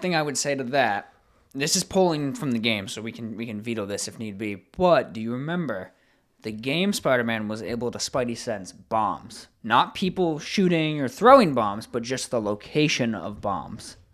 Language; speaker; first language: English; native; English